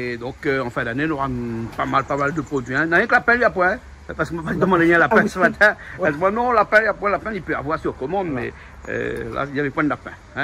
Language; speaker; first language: French; non-native, local second language; Réunion Creole French